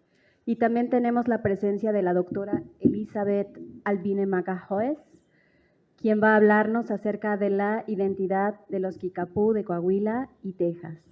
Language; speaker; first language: Spanish; native; Spanish